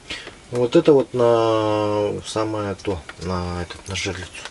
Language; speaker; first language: Russian; native; Russian